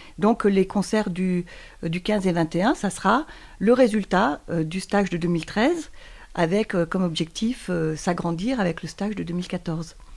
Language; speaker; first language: French; native; French